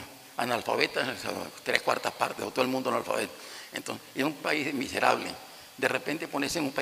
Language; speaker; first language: Spanish; native; Spanish